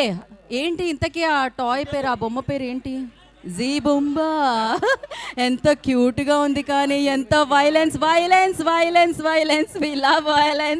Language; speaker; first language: Telugu; native; Telugu